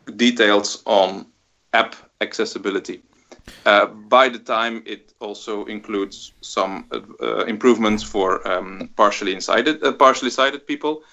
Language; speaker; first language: English; non-native, fluent; Dutch